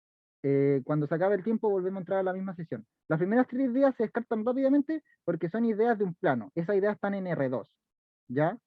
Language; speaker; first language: Spanish; native; Spanish